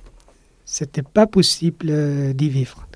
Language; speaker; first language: French; non-native, fluent; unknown